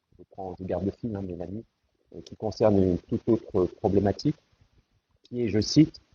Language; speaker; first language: French; native; French